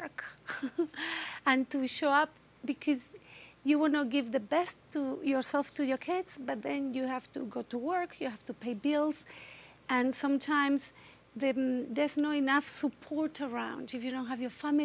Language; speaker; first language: English; non-native, fluent; Spanish